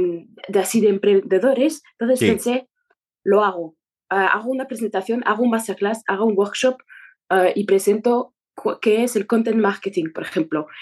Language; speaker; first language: Spanish; non-native, fluent; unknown